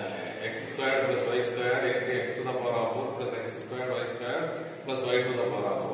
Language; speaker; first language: English; non-native, local second language; Tamil